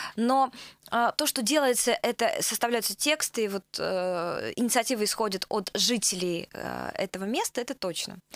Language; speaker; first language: Russian; native; Russian